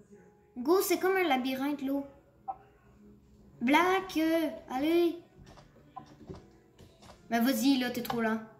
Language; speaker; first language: French; native; French